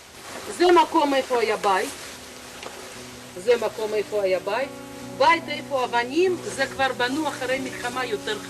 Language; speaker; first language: Hebrew; non-native, learner; Russian